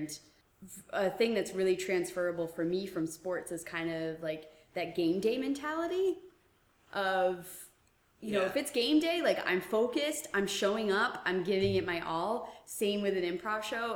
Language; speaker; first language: English; native; English